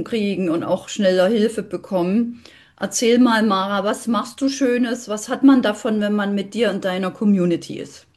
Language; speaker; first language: German; native; German